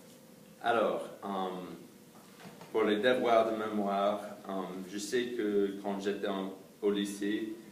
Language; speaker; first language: French; non-native, fluent; English